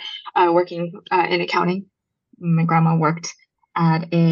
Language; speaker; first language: English; early bilingual, other home language; Japanese